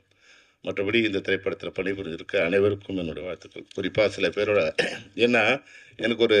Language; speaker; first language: Tamil; native; Tamil